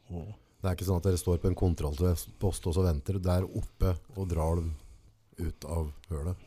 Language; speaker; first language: Norwegian; native; Norwegian